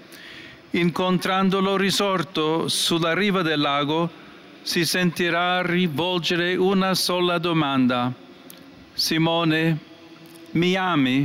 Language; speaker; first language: Italian; non-native, fluent; English